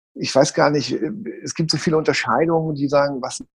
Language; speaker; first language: German; native; German